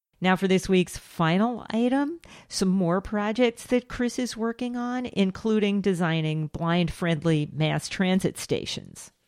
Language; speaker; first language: English; native; English